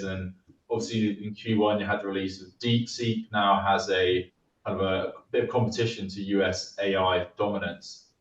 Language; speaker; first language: English; native; English